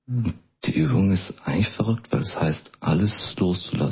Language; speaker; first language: German; native; German